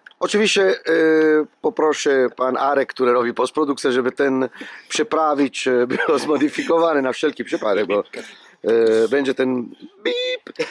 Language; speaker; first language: Polish; non-native, learner; Italian